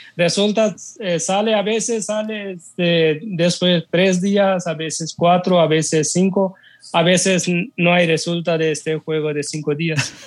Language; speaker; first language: Spanish; non-native, learner; Urdu